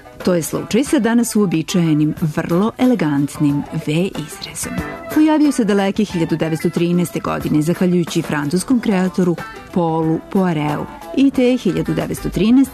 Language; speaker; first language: Serbian; native; Serbian